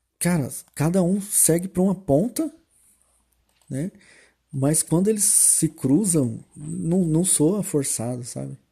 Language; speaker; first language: Portuguese; native; Portuguese